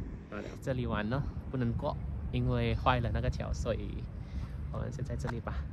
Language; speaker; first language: Chinese; early bilingual, heritage; Chinese